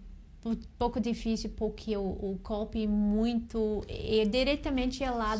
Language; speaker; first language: Portuguese; non-native, fluent; English